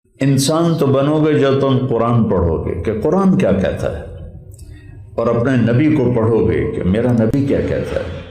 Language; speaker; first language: Urdu; non-native, local second language; Punjabi